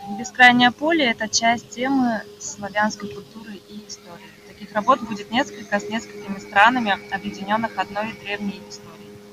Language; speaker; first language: Russian; native; Russian